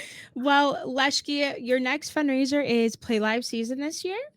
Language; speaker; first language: English; native; English